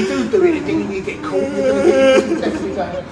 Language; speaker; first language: English; native; English